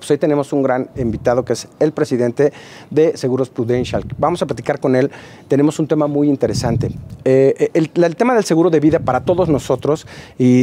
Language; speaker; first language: Spanish; native; Spanish